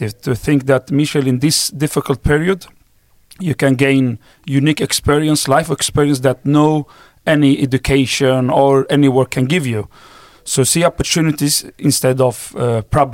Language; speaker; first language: English; non-native, fluent; Swedish